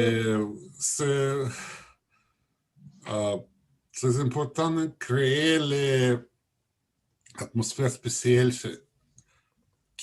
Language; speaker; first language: French; non-native, learner; Russian